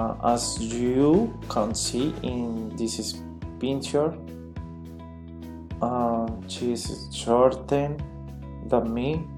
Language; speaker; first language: English; non-native, learner; Spanish